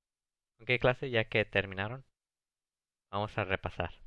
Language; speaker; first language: Spanish; early bilingual, other home language; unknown